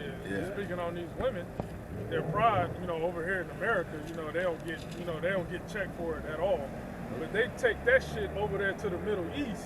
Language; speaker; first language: English; native; English